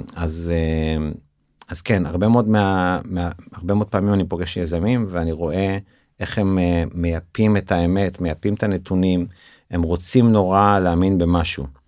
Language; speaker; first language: Hebrew; native; Hebrew